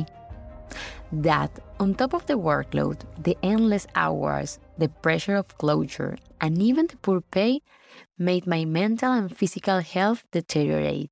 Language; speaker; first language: English; non-native, fluent; Spanish